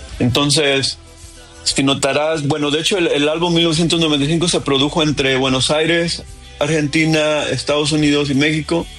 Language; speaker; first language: Spanish; early bilingual, heritage; Spanish